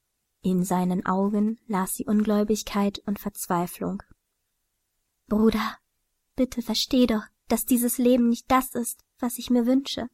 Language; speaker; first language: German; native; German